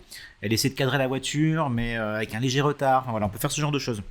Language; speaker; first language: French; native; French